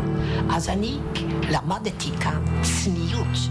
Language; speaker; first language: Hebrew; non-native, fluent; Dutch